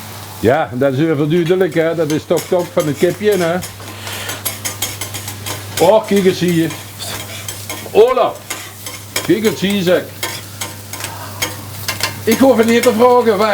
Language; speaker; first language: Dutch; native; Dutch